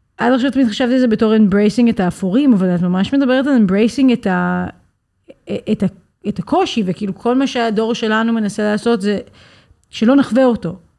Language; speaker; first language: Hebrew; native; Hebrew